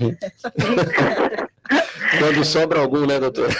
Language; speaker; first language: Portuguese; native; Portuguese